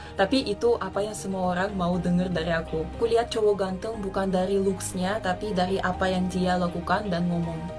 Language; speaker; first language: Indonesian; non-native, fluent; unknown